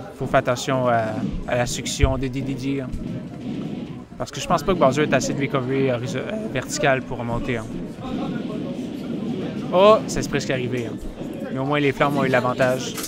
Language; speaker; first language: French; native; French